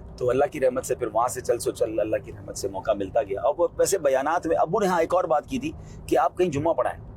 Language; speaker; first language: Urdu; non-native, local second language; Memoni